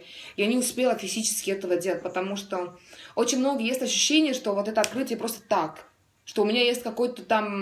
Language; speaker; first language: Russian; non-native, learner; Estonian